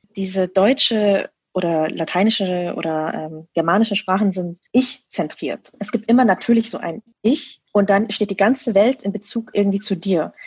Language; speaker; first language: German; early bilingual, other home language; Vietnamese